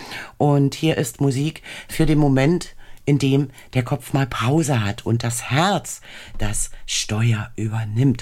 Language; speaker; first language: German; native; German